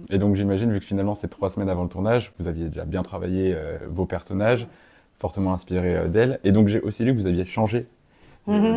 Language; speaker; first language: French; native; French